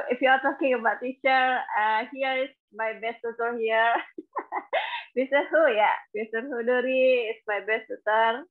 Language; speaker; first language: English; non-native, learner; Indonesian